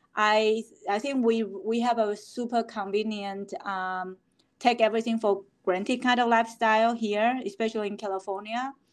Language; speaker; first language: English; non-native, fluent; Chinese